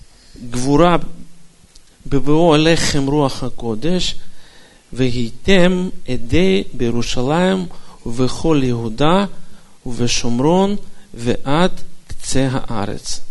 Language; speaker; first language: Hebrew; non-native, fluent; Russian